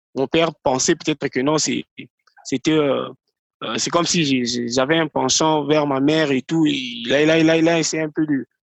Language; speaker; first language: French; non-native, local second language; Lingala